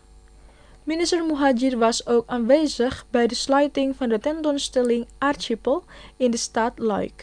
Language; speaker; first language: Dutch; non-native, fluent; Indonesian